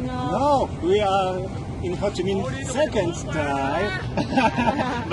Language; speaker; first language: English; non-native, learner; Polish